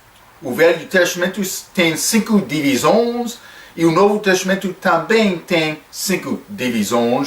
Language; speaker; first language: Portuguese; non-native, fluent; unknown